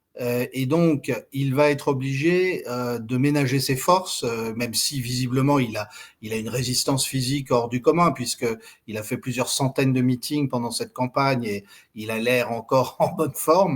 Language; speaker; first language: French; native; French